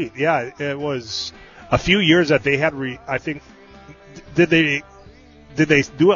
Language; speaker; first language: English; native; English